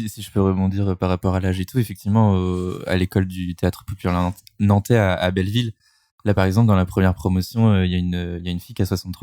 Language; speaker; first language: French; native; French